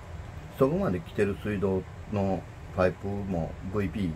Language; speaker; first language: Japanese; native; Japanese